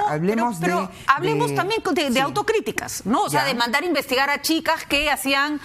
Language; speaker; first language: Spanish; native; Spanish